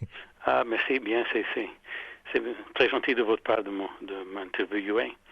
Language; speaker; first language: French; non-native, fluent; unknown